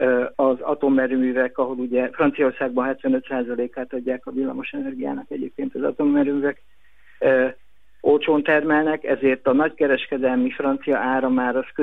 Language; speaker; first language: Hungarian; native; Hungarian